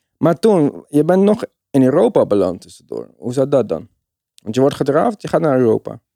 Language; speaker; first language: Dutch; native; Dutch